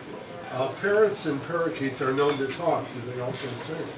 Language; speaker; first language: English; native; English